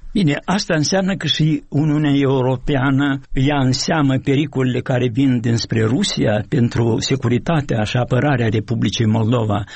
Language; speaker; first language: Romanian; native; Romanian